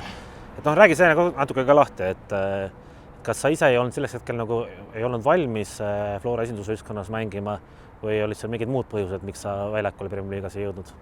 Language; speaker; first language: Estonian; native; Estonian